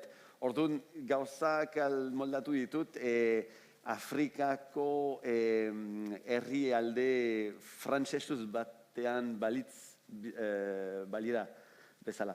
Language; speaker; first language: Basque; non-native, fluent; French